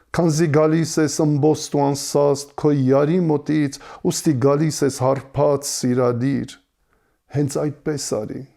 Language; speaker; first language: Armenian; native; Armenian